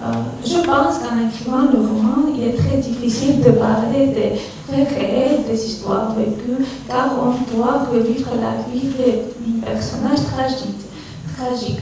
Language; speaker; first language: French; non-native, fluent; Georgian